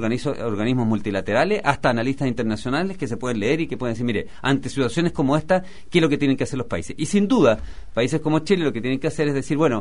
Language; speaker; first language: Spanish; native; Spanish